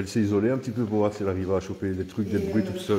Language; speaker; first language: French; native; French